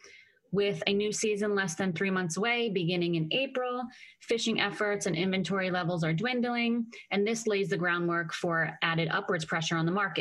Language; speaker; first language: English; native; English